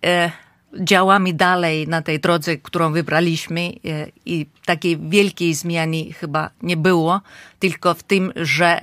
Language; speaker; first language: Polish; non-native, fluent; Finnish